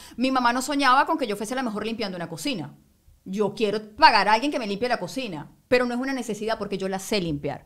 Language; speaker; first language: Spanish; native; Spanish